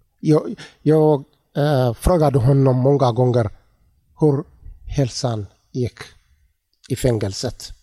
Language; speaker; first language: Swedish; non-native, learner; Tigrinya